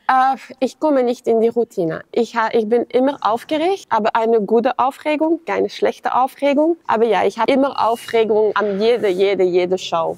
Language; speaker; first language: German; non-native, fluent; French